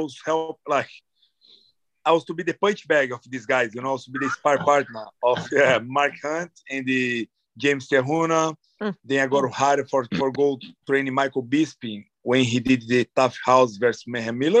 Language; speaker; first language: English; non-native, fluent; Portuguese